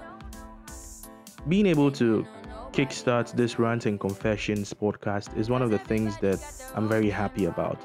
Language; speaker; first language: English; non-native, local second language; Akan